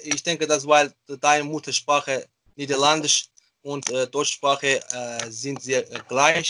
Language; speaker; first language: German; non-native, learner; Azerbaijani